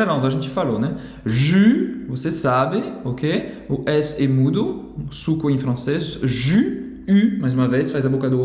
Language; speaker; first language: Portuguese; non-native, fluent; French